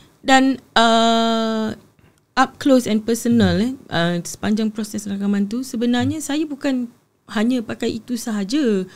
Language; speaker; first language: Malay; native; Malay